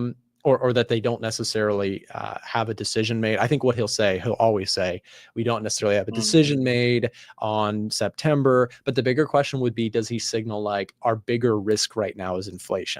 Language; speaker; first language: English; native; English